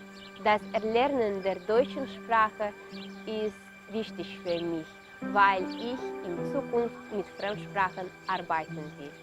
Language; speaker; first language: German; non-native, learner; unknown